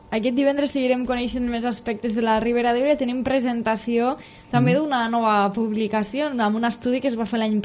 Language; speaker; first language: Catalan; native; Catalan